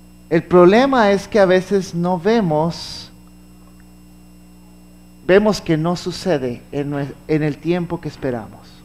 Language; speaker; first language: Spanish; native; Spanish